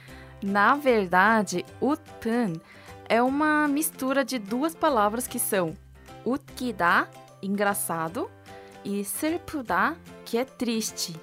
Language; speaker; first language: Portuguese; non-native, fluent; Korean